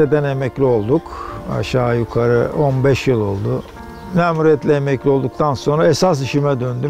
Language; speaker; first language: Turkish; native; Turkish